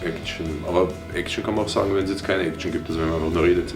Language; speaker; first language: German; native; German